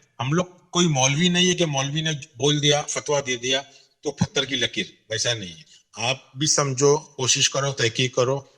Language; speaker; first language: Urdu; non-native, local second language; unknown